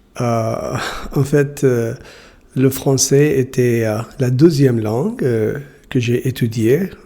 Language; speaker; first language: French; non-native, learner; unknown